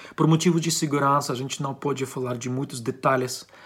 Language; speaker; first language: Portuguese; non-native, fluent; Ukrainian